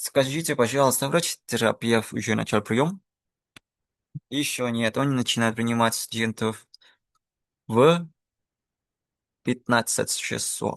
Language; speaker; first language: Russian; non-native, fluent; Indonesian